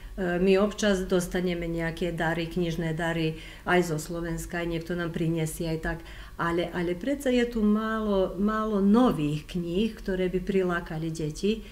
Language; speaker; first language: Slovak; native; Slovak